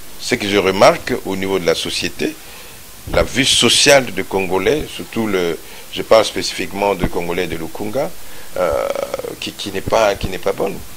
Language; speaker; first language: French; non-native, local second language; Lingala